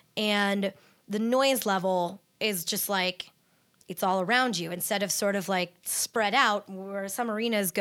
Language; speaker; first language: English; native; English